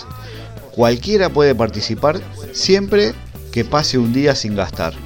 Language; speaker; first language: Spanish; native; Spanish